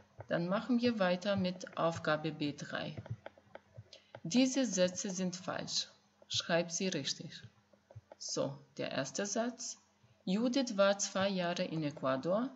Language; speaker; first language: German; non-native, fluent; Albanian